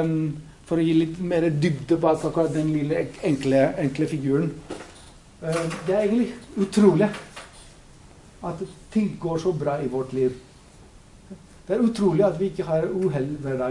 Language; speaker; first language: Norwegian; non-native, fluent; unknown